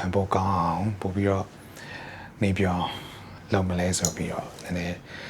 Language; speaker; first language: Burmese; early bilingual, heritage; Burmese